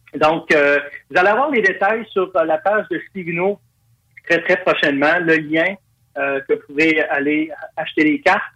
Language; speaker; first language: French; native; French